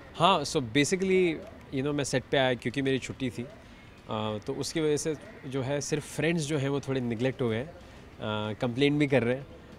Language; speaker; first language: Hindi; native; Hindi